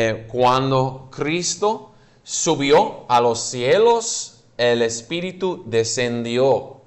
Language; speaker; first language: Spanish; non-native, fluent; English